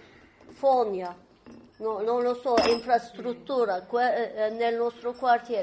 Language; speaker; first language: Italian; non-native, fluent; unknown